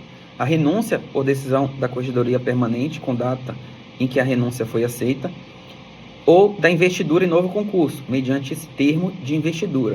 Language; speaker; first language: Portuguese; native; Portuguese